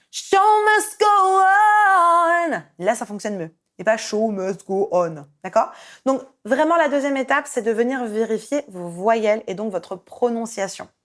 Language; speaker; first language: French; native; French